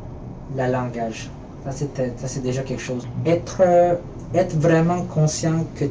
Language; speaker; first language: French; early bilingual, other home language; Filipino